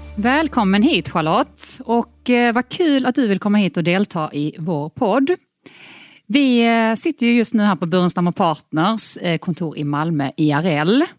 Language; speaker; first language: Swedish; native; Swedish